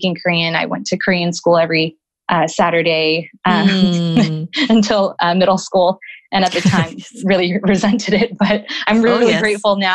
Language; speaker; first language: English; native; English